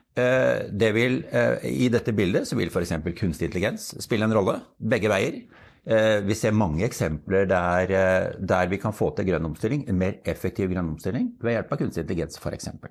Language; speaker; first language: Norwegian; native; Norwegian